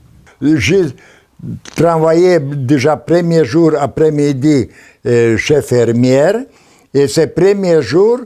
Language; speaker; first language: French; non-native, learner; Polish